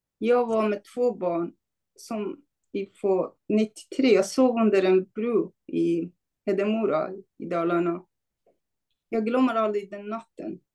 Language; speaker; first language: Swedish; non-native, fluent; Kurdish